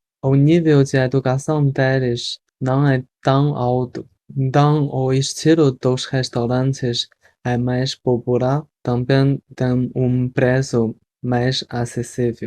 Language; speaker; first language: Portuguese; non-native, fluent; Chinese